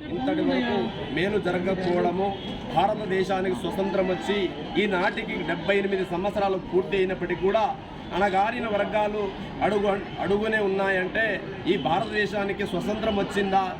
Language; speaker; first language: Telugu; non-native, local second language; Lambadi